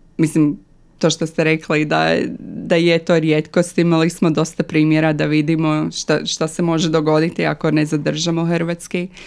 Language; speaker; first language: Croatian; early bilingual, other home language; English